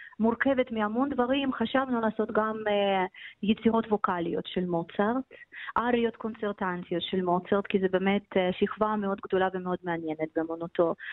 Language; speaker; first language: Hebrew; non-native, fluent; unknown